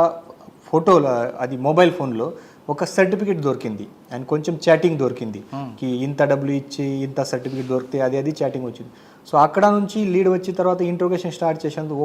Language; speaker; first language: Telugu; non-native, fluent; Marathi